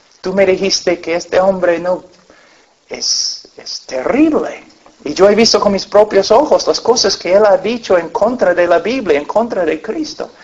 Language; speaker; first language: Spanish; non-native, fluent; English